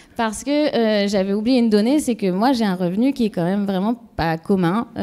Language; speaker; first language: French; native; French